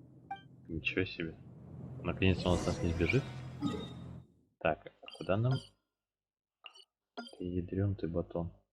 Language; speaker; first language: Russian; native; Russian